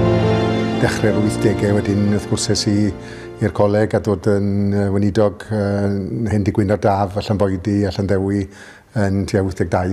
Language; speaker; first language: Welsh; native; Welsh